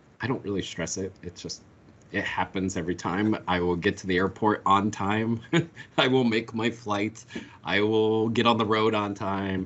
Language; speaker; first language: English; native; English